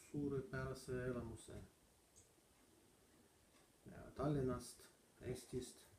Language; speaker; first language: Estonian; non-native, learner; Russian